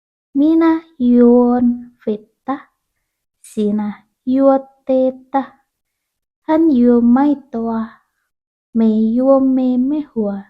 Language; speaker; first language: Finnish; non-native, learner; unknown